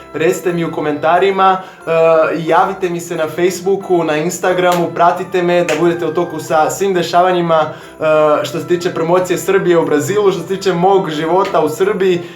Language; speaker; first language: Bosnian; non-native, fluent; Portuguese